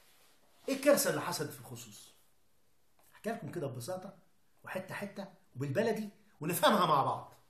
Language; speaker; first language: Arabic; native; Arabic